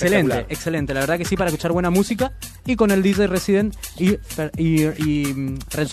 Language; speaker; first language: Spanish; native; Spanish